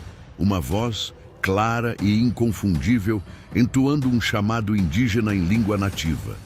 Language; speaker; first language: Portuguese; native; Portuguese